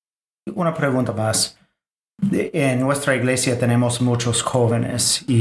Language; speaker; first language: Spanish; non-native, fluent; English